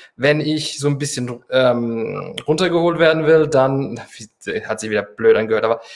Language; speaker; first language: German; non-native, fluent; Spanish